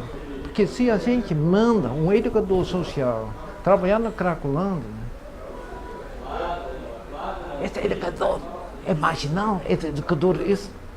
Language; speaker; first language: Portuguese; non-native, fluent; Dutch